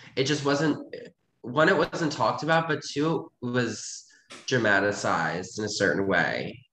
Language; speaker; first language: English; native; English